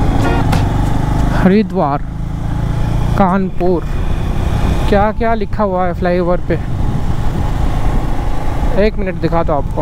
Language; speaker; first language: Hindi; native; Hindi